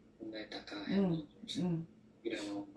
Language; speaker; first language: Korean; non-native, learner; Chinese